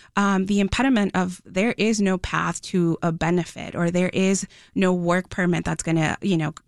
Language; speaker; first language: English; non-native, fluent; Spanish